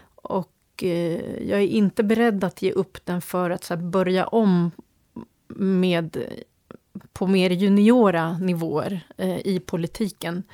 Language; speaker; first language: Swedish; early bilingual, other home language; Turoyo